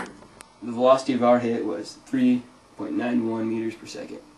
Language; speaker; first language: English; native; English